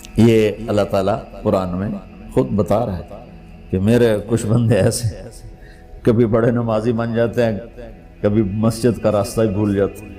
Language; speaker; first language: Urdu; non-native, local second language; Punjabi